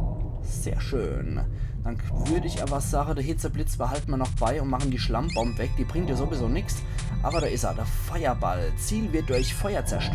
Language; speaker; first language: German; native; German